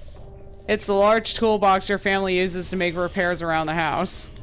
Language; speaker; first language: English; native; English